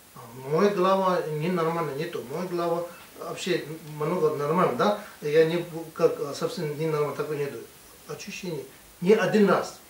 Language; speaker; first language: Russian; non-native, learner; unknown